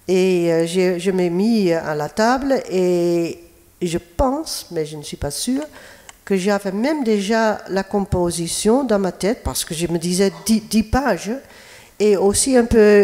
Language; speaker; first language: French; non-native, fluent; Dutch